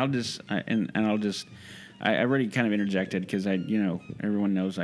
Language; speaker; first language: English; native; English